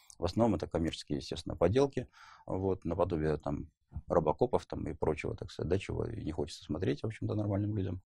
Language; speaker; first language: Russian; native; Russian